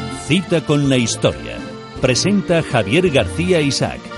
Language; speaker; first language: Spanish; native; Spanish